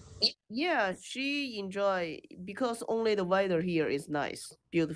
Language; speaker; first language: English; non-native, learner; Chinese